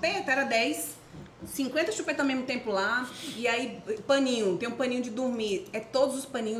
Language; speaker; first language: Portuguese; native; Portuguese